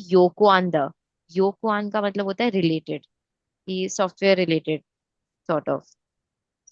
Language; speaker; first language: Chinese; non-native, fluent; Hindi